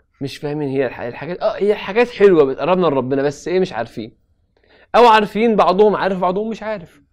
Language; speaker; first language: Arabic; native; Arabic